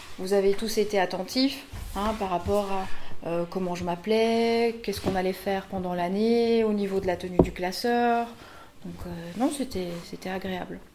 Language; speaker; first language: French; native; French